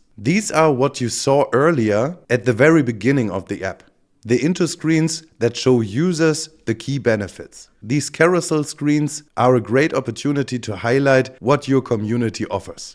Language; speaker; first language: English; non-native, fluent; German